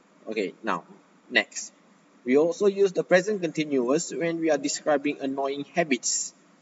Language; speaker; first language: English; non-native, local second language; Malay